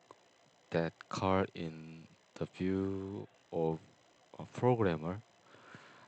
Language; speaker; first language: English; non-native, learner; Korean